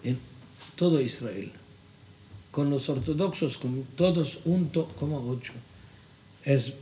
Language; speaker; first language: Spanish; non-native, fluent; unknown